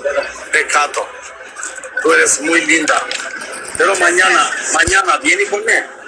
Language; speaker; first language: Spanish; non-native, learner; Albanian